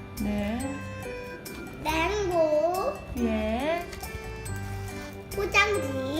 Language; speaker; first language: Korean; early bilingual, heritage; Korean